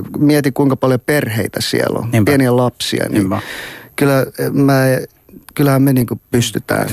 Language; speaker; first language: Finnish; early bilingual, other home language; Persian